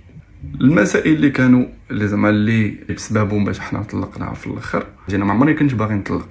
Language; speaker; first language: Arabic; native; Arabic